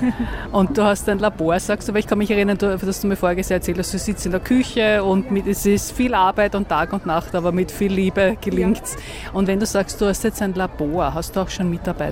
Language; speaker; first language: German; native; German